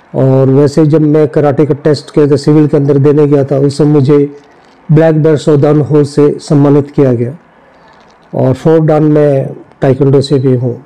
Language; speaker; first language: Hindi; native; Hindi